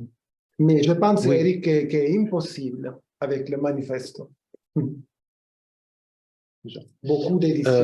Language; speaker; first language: French; non-native, fluent; Italian